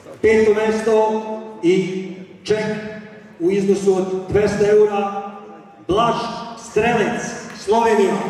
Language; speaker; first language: Serbian; native; Serbian